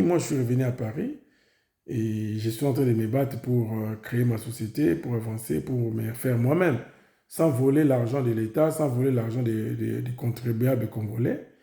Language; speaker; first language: French; non-native, local second language; Lingala